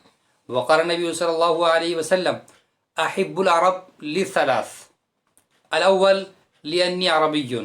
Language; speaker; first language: Arabic; non-native, fluent; Urdu